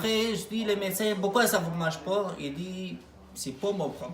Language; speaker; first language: French; non-native, learner; Arabic